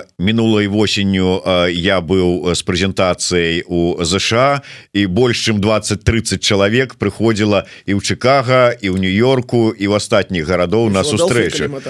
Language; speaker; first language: Belarusian; non-native, local second language; Russian